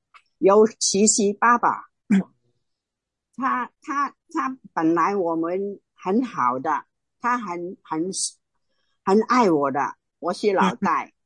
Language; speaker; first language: Chinese; non-native, local second language; Cantonese